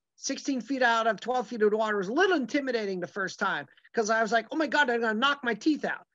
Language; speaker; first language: English; native; English